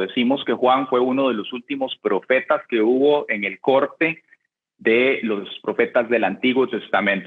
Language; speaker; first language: Spanish; native; Spanish